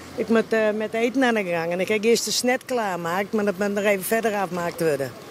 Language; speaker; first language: Dutch; native; Dutch